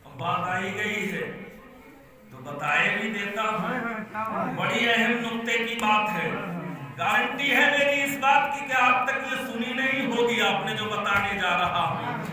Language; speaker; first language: Urdu; native; Urdu